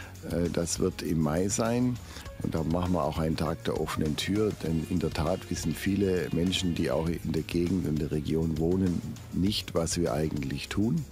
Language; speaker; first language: German; native; German